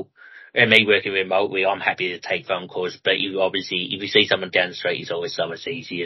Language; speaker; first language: English; native; English